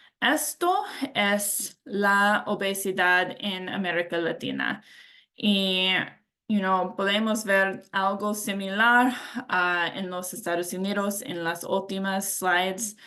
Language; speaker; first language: Spanish; non-native, learner; English